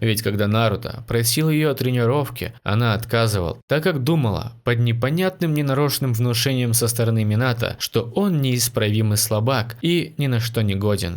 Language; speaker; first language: Russian; native; Russian